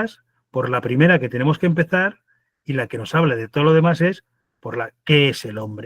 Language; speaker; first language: Spanish; native; Spanish